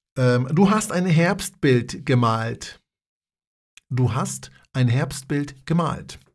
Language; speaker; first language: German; non-native, fluent; Polish